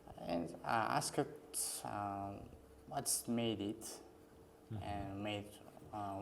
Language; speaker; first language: English; non-native, learner; Uzbek